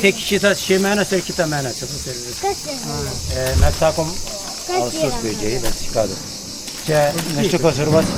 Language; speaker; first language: Lithuanian; non-native, learner; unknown